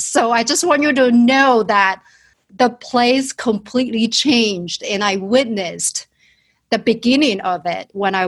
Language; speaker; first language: English; non-native, fluent; Chinese